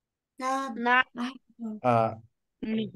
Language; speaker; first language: Arabic; non-native, learner; Urdu